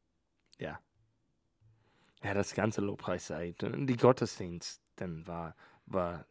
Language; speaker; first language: German; non-native, learner; English